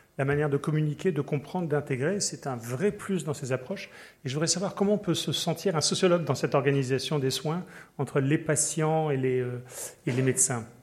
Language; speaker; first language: French; native; French